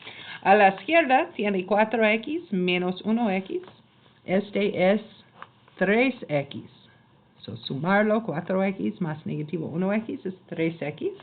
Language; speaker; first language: Spanish; non-native, learner; English